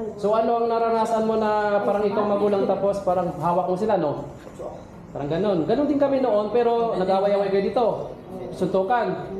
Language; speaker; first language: Filipino; non-native, local second language; Maranao